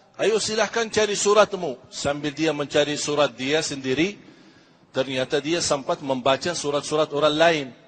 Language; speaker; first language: Malay; non-native, fluent; Arabic